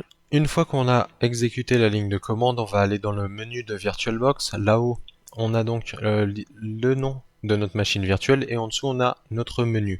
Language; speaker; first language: French; native; French